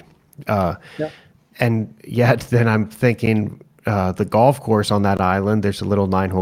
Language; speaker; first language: English; native; English